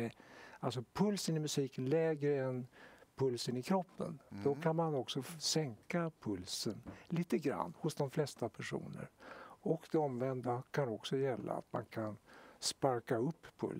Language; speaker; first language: Swedish; native; Swedish